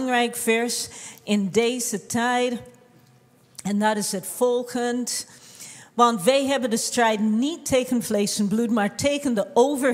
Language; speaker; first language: Dutch; non-native, fluent; English